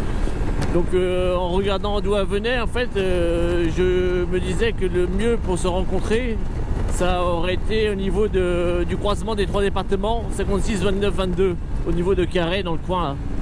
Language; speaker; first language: French; native; French